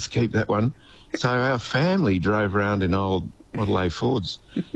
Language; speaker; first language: English; native; English